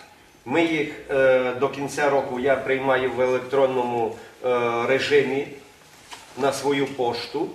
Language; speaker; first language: Ukrainian; native; Ukrainian